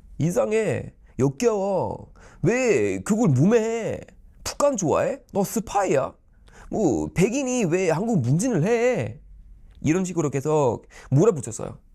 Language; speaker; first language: Korean; non-native, fluent; Swedish